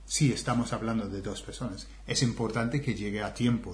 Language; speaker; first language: Spanish; non-native, fluent; English